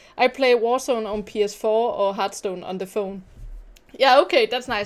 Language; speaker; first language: English; non-native, fluent; Danish